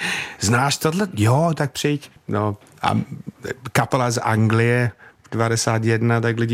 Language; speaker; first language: Czech; non-native, fluent; English